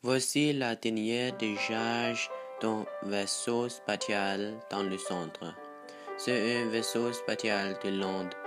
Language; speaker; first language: French; non-native, learner; Danish